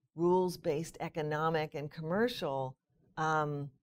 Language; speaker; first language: English; native; English